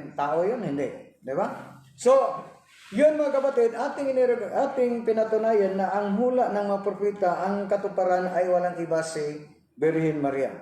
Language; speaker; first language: Filipino; non-native, local second language; Cebuano